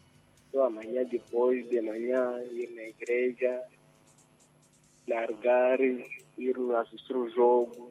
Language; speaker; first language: Portuguese; non-native, local second language; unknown